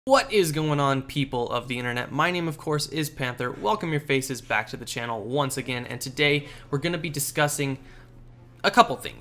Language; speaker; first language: English; native; English